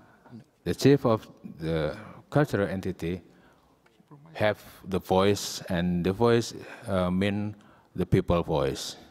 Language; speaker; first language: English; non-native, learner; Indonesian